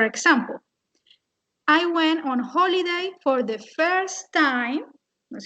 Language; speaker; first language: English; non-native, fluent; Spanish